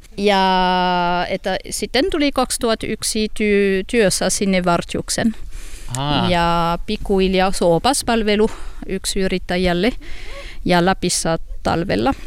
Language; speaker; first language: Finnish; non-native, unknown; French